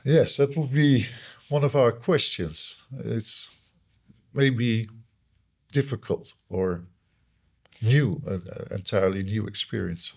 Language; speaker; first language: English; non-native, fluent; Dutch